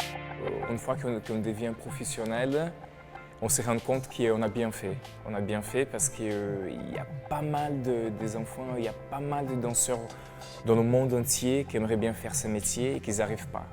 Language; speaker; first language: French; non-native, fluent; Portuguese